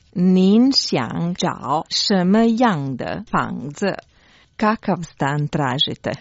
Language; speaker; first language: Chinese; non-native, learner; Croatian